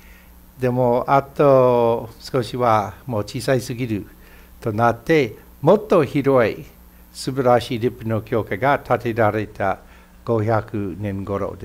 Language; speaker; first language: Japanese; non-native, fluent; English